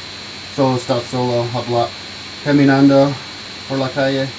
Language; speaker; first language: Spanish; non-native, learner; English